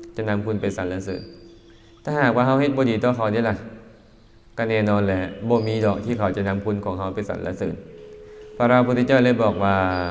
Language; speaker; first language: Thai; non-native, local second language; Northeastern Thai